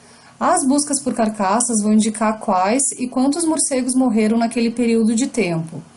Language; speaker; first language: Portuguese; native; Portuguese